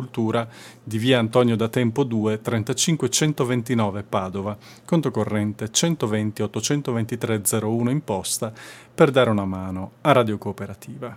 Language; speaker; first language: Italian; native; Italian